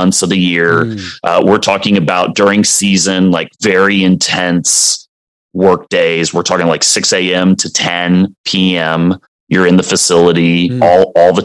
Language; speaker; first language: English; native; English